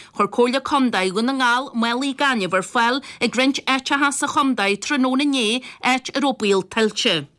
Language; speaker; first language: Irish; native; Irish